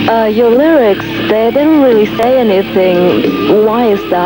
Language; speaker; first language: English; non-native, fluent; German